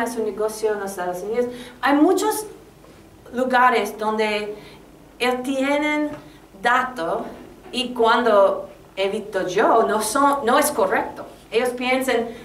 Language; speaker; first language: Spanish; non-native, learner; English